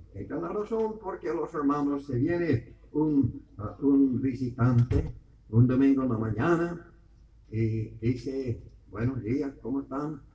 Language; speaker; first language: Spanish; native; Spanish